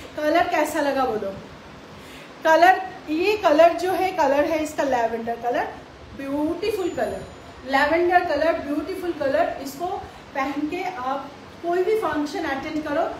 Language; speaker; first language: Hindi; non-native, local second language; Bangla